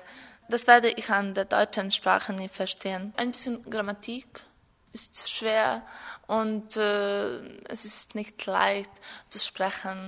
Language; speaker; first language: German; non-native, learner; Serbian